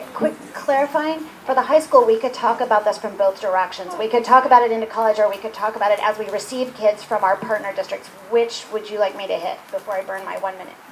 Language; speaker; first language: English; native; English